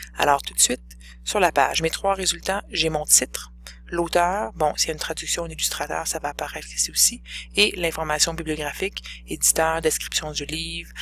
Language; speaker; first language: French; native; French